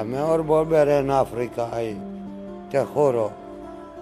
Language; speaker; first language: Spanish; non-native, learner; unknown